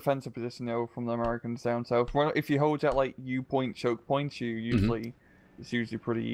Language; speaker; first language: English; native; English